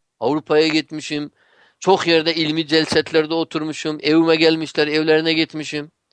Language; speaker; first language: Turkish; non-native, fluent; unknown